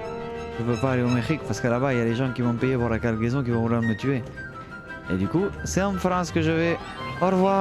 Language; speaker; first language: French; native; French